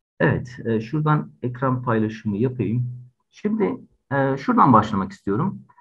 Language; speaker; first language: Turkish; native; Turkish